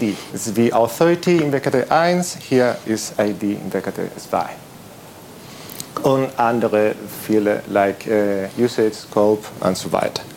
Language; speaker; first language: German; non-native, fluent; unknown